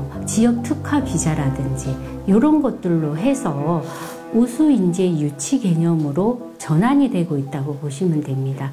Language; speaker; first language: Korean; native; Korean